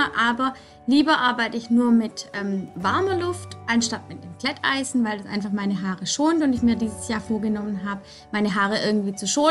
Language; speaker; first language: German; native; German